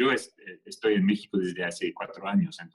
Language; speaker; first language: Spanish; non-native, fluent; French